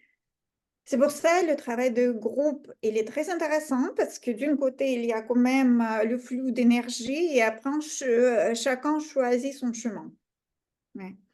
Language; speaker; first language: French; non-native, fluent; Russian